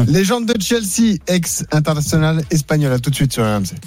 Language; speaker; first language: French; native; French